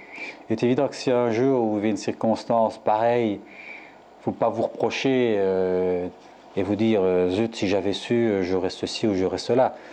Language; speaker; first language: French; native; French